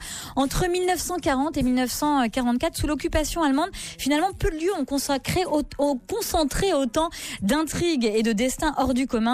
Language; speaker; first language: French; native; French